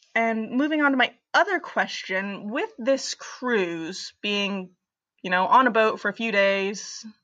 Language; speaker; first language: English; native; English